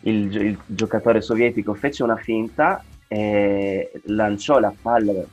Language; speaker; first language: Italian; native; Italian